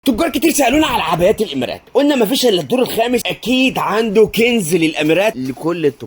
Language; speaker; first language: Arabic; native; Arabic